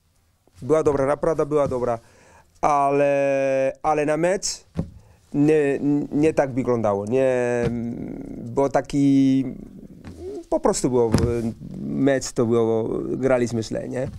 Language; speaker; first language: Polish; non-native, learner; Spanish